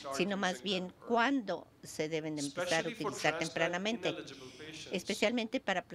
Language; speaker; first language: Spanish; non-native, fluent; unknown